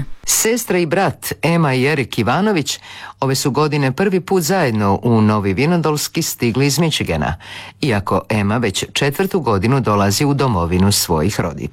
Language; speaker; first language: Croatian; native; Croatian